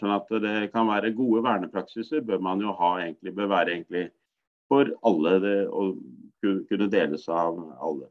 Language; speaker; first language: Norwegian; native; Norwegian